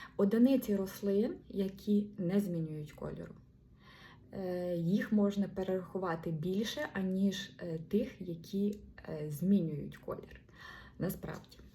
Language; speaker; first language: Ukrainian; non-native, local second language; Russian